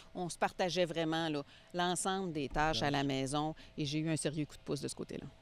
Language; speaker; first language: French; native; French